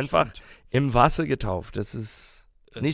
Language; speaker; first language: German; non-native, fluent; English